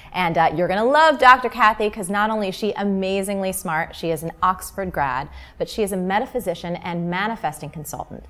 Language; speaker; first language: English; native; English